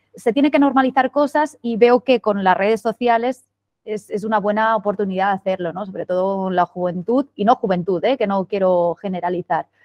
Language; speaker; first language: Spanish; non-native, local second language; Catalan